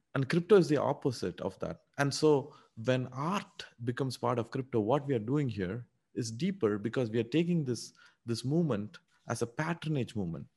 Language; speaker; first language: English; non-native, local second language; Tamil